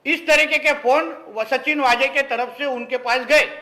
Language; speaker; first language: Hindi; non-native, local second language; Marathi